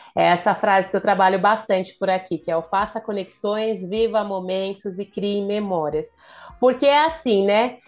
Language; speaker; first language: Portuguese; native; Portuguese